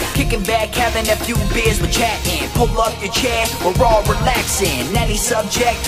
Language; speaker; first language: English; native; English